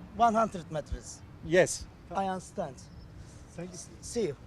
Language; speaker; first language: English; non-native, learner; Turkish